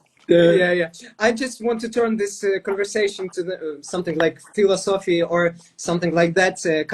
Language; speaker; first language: English; non-native, fluent; Ukrainian